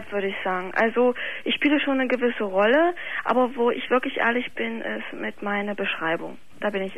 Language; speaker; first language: German; native; German